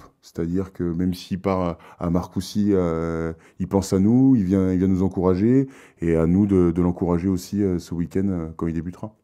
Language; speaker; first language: French; native; French